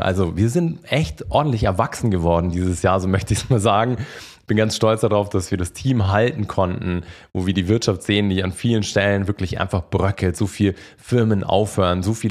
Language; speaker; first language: German; native; German